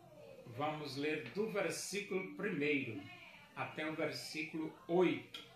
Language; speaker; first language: Portuguese; native; Portuguese